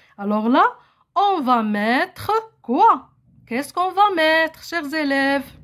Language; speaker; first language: French; non-native, local second language; Arabic